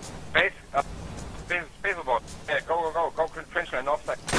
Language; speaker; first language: English; non-native, fluent; German